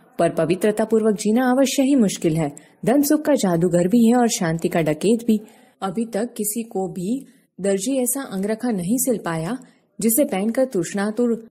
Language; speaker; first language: Hindi; non-native, local second language; Gujarati